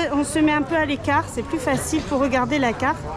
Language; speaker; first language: French; native; French